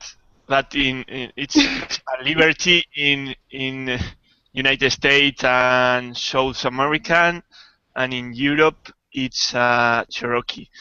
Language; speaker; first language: English; non-native, learner; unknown